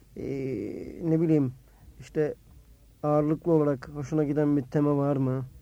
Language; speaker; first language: Turkish; native; Turkish